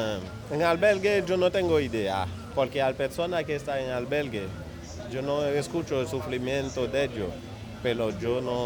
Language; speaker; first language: Spanish; non-native, learner; Haitian Creole